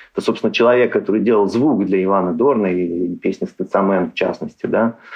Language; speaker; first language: Russian; native; Russian